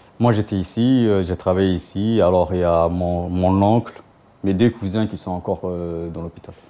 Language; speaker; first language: French; non-native, local second language; Somali